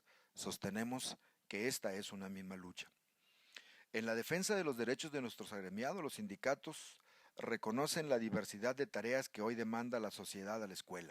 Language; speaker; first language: Spanish; native; Spanish